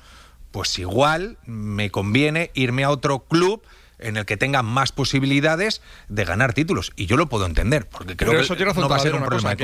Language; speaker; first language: Spanish; native; Spanish